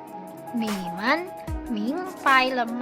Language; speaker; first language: Chinese; non-native, fluent; Indonesian